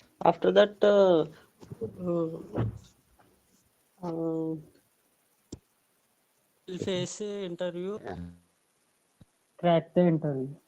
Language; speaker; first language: English; non-native, learner; Telugu